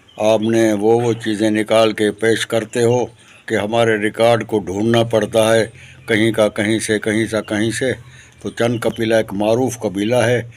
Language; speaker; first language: Urdu; non-native, local second language; Sindhi